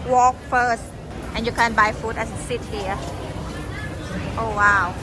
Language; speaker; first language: English; non-native, learner; Thai